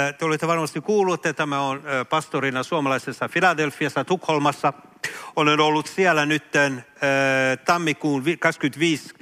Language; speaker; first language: Finnish; early bilingual, heritage; Finnish